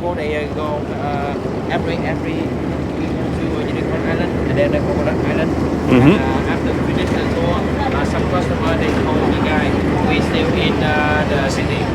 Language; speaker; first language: English; non-native, learner; Vietnamese